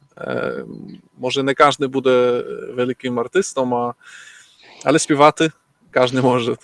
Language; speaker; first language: Ukrainian; non-native, local second language; Polish